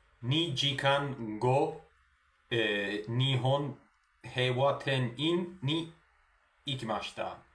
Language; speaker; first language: Japanese; non-native, learner; Spanish